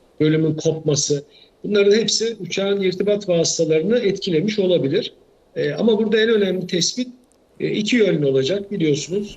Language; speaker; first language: Turkish; native; Turkish